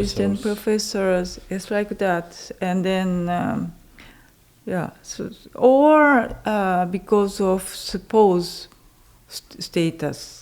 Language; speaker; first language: English; non-native, learner; Japanese